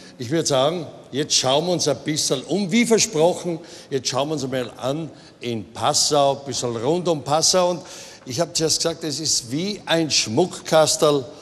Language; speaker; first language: German; native; German